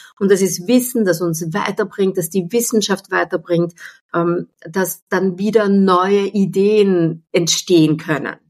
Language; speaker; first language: German; native; German